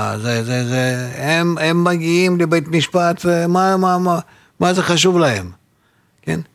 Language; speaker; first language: Hebrew; non-native, fluent; Russian